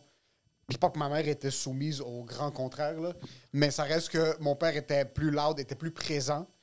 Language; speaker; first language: French; native; French